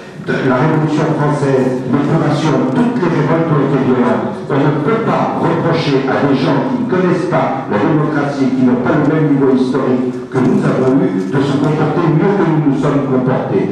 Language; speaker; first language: French; native; French